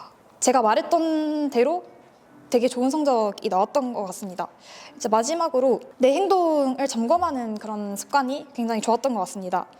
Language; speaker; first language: Korean; native; Korean